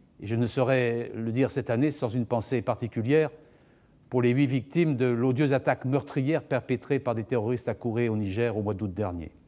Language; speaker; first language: French; native; French